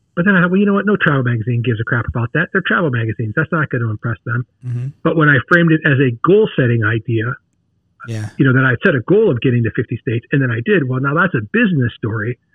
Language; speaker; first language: English; native; English